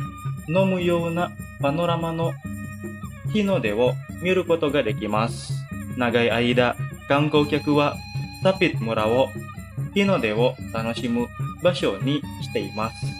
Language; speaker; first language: Japanese; non-native, fluent; Indonesian